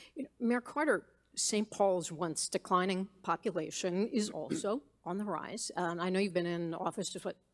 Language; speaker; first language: English; native; English